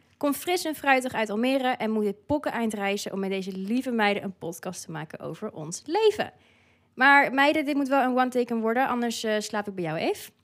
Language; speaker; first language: Dutch; native; Dutch